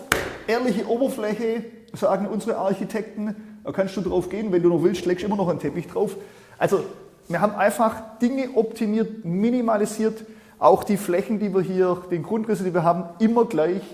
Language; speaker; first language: German; native; German